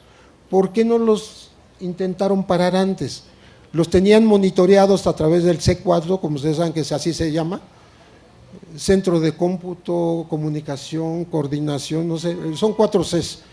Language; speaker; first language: Spanish; native; Spanish